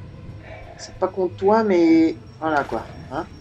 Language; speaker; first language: French; native; French